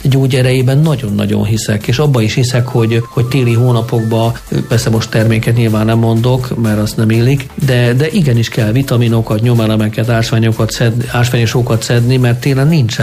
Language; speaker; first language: Hungarian; native; Hungarian